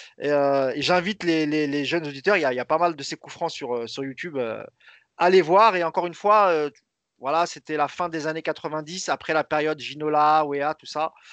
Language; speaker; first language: French; native; French